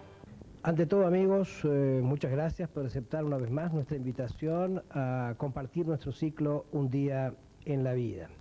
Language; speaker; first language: Spanish; native; Spanish